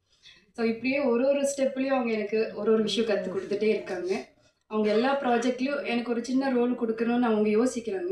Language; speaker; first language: Tamil; non-native, fluent; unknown